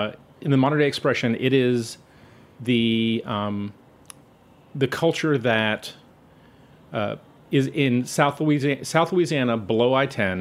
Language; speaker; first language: English; native; English